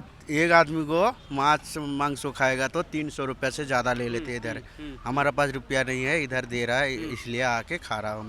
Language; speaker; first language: Hindi; non-native, local second language; Bangla